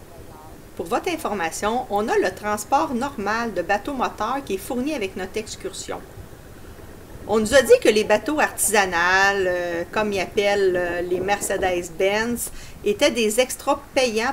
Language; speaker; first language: French; native; French